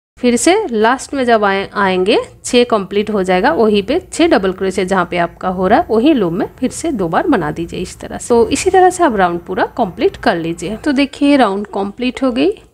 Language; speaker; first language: Hindi; non-native, local second language; Bangla